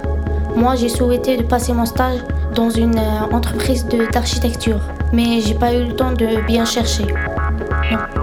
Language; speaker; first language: French; non-native, fluent; Arabic